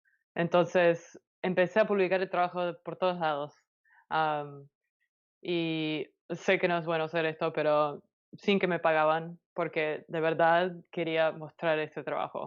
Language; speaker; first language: Spanish; early bilingual, heritage; Spanish